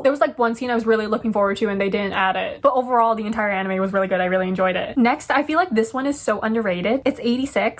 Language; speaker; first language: English; native; English